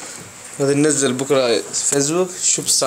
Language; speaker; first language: Arabic; non-native, learner; Bangla